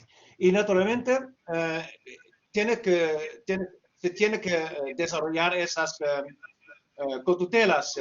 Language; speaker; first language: Spanish; non-native, learner; Dutch